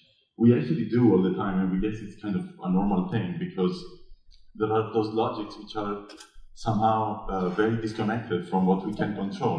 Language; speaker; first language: English; non-native, fluent; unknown